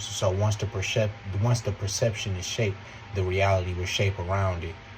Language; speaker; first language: English; native; English